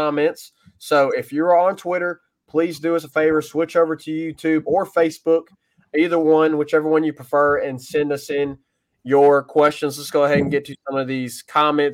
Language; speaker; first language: English; native; English